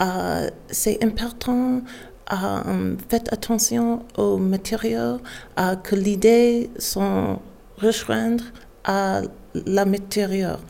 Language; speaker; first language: French; non-native, learner; English